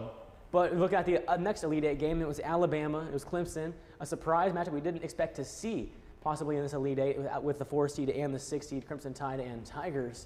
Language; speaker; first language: English; native; English